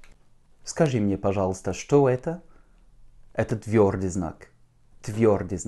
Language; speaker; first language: Russian; non-native, fluent; French